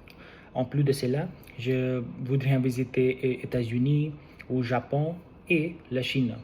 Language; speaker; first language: French; non-native, learner; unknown